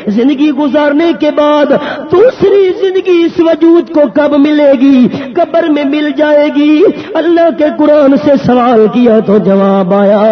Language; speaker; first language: Urdu; non-native, local second language; Pashto